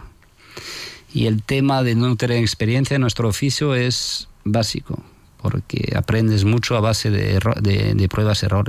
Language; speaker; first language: Spanish; non-native, fluent; French